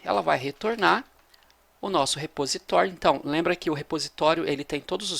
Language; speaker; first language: Portuguese; native; Portuguese